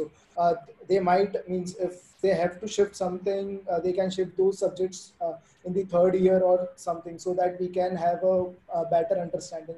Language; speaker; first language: English; non-native, local second language; Hindi